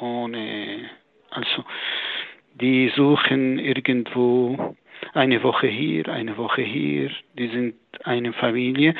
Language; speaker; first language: German; non-native, fluent; Arabic